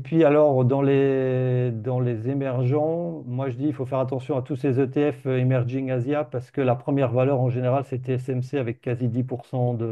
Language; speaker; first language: French; native; French